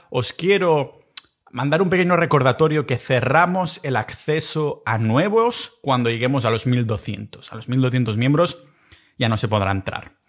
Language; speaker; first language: Spanish; native; Spanish